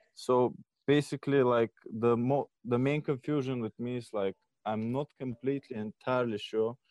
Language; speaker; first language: English; non-native, fluent; Bulgarian